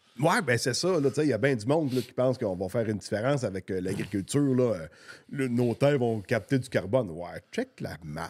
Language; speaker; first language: French; native; French